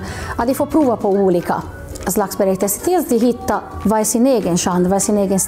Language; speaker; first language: Swedish; non-native, local second language; Finnish